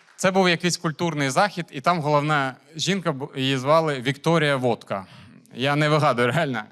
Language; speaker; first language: Ukrainian; non-native, local second language; Russian